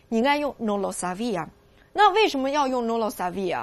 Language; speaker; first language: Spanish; non-native, learner; Chinese